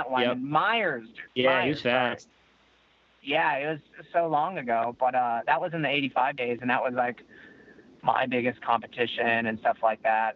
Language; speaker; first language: English; native; English